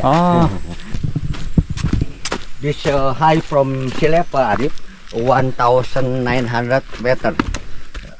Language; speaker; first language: English; non-native, learner; Indonesian